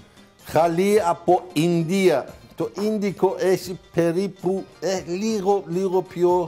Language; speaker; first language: Greek; non-native, fluent; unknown